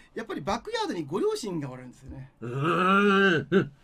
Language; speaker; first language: Japanese; native; Japanese